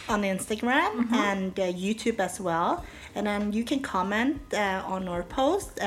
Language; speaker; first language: English; early bilingual, other home language; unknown